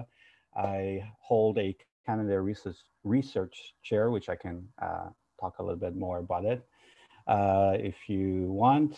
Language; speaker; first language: English; non-native, fluent; Portuguese